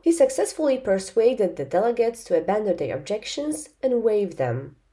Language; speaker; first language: English; non-native, fluent; Polish